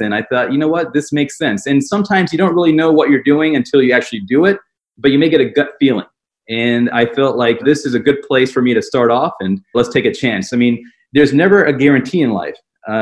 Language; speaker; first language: English; native; English